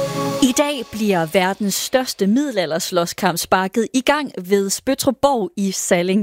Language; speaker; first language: Danish; native; Danish